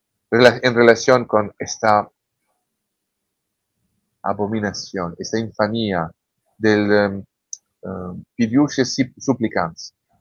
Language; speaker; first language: Spanish; non-native, fluent; French